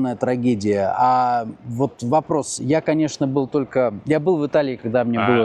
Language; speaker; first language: Russian; native; Russian